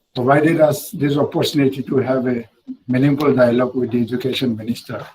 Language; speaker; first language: English; non-native, local second language; Assamese